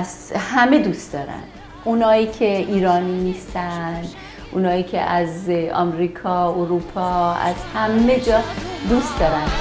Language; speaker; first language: Persian; early bilingual, heritage; Persian